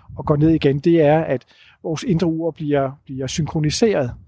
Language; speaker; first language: Danish; non-native, fluent; Dutch